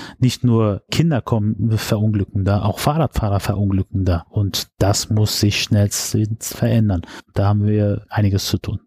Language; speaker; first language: German; early bilingual, other home language; Turkish